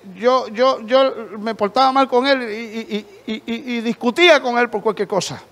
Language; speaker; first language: Spanish; native; Spanish